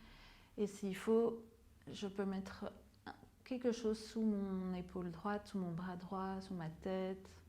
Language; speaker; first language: French; native; French